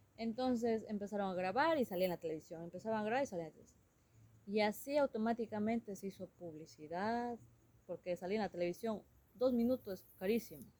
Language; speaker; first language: Spanish; non-native, local second language; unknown